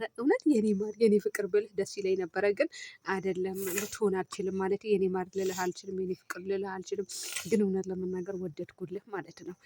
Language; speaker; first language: Amharic; non-native, local second language; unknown